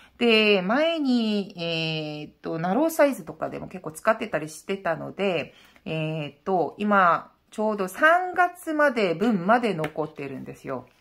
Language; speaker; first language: Japanese; non-native, fluent; Korean